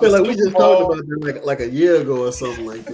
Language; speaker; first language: English; native; English